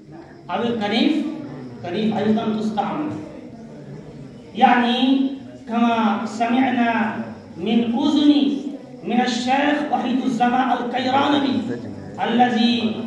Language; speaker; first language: Arabic; non-native, fluent; Urdu